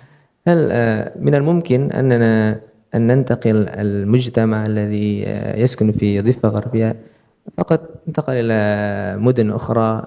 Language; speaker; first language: Arabic; non-native, learner; Indonesian